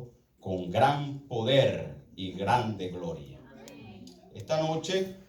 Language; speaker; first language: Spanish; native; Spanish